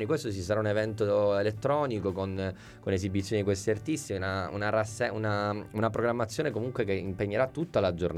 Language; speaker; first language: Italian; native; Italian